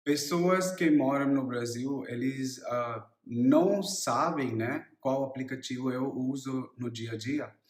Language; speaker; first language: Portuguese; non-native, learner; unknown